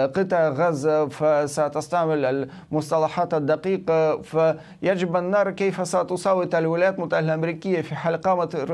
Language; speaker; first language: Arabic; non-native, fluent; Russian